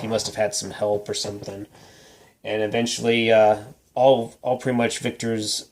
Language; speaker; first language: English; native; English